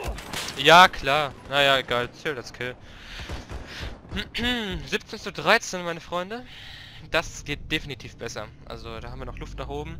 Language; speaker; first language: German; native; German